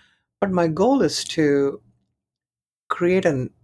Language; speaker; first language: English; non-native, local second language; Tamil